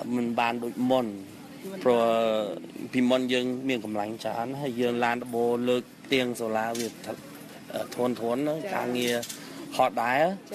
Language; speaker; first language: Khmer; non-native, fluent; English